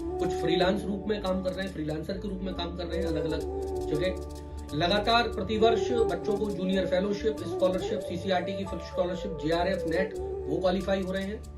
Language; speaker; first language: Hindi; native; Hindi